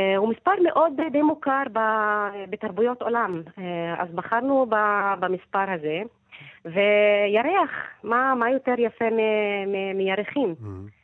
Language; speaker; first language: Hebrew; non-native, local second language; Arabic